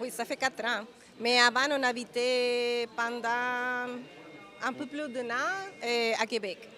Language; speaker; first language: French; non-native, fluent; Spanish